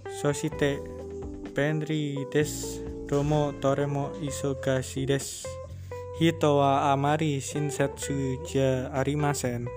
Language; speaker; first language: Japanese; non-native, learner; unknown